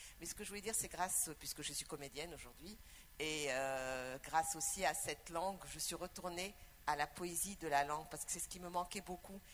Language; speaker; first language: French; non-native, local second language; Arabic